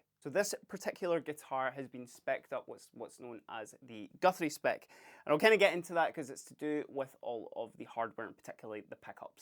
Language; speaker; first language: English; native; English